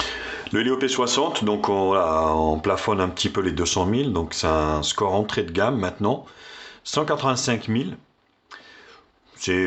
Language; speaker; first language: French; native; French